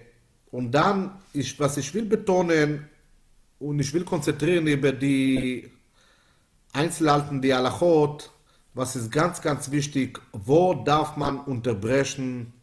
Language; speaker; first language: German; non-native, fluent; Yiddish